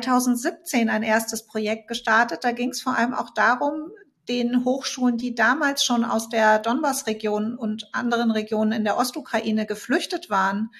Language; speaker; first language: German; native; German